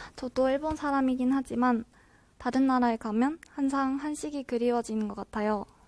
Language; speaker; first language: Korean; non-native, fluent; Japanese